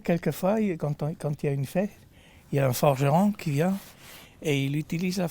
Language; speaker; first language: French; non-native, fluent; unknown